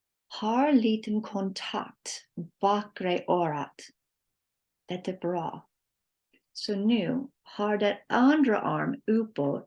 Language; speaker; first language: Swedish; non-native, learner; English